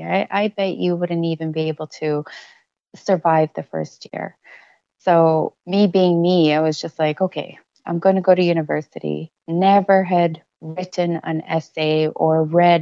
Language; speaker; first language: English; non-native, local second language; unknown